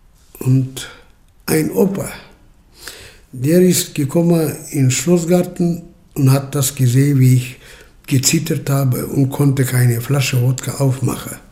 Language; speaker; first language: German; early bilingual, heritage; German